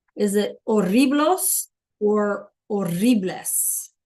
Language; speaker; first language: Spanish; non-native, learner; English